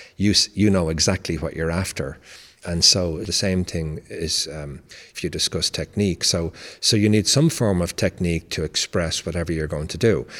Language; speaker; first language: English; native; English